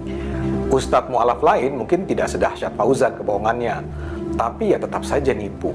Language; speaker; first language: Indonesian; native; Indonesian